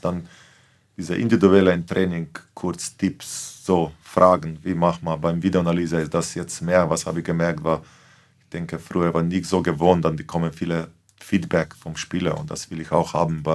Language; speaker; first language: German; non-native, fluent; Slovenian